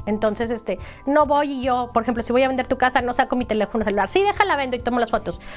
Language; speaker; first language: Spanish; native; Spanish